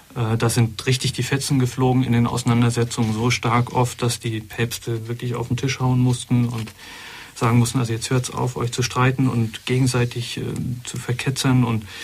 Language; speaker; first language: German; native; German